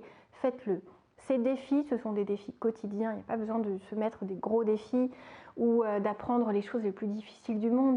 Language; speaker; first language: French; native; French